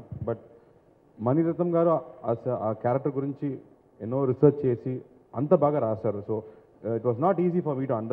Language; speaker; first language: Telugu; non-native, learner; Tamil